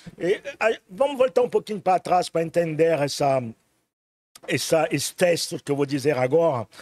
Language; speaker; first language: Portuguese; non-native, fluent; French